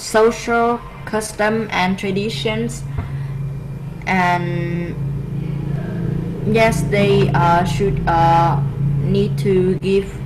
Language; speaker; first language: English; non-native, learner; Vietnamese